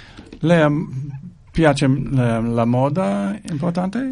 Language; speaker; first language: Italian; non-native, learner; English